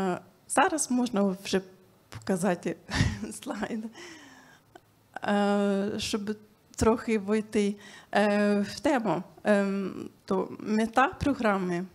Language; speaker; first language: Ukrainian; non-native, fluent; Swedish